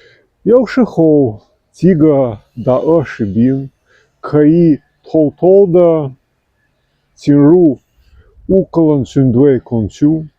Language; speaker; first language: Chinese; non-native, fluent; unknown